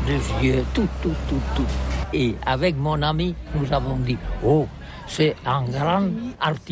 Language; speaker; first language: French; non-native, learner; Catalan